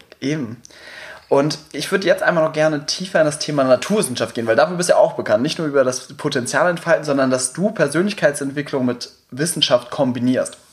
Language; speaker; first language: German; native; German